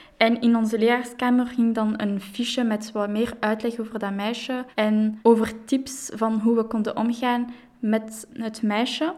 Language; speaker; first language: Dutch; non-native, local second language; French